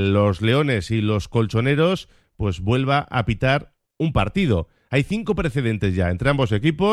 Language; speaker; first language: Spanish; native; Spanish